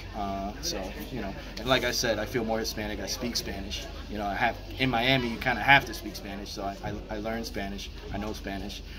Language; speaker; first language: English; native; English